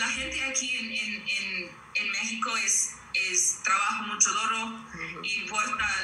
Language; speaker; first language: Spanish; non-native, learner; English